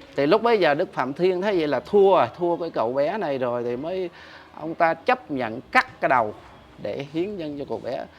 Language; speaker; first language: Vietnamese; non-native, local second language; Khmer